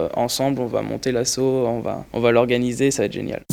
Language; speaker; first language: French; native; French